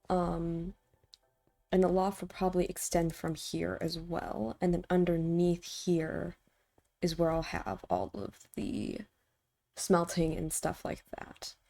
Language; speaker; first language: English; native; English